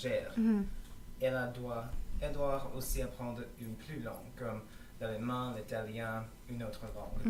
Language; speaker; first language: French; non-native, learner; English